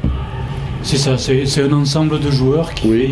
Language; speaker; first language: French; native; French